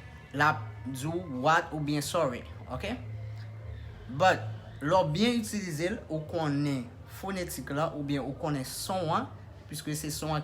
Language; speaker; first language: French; non-native, local second language; Haitian Creole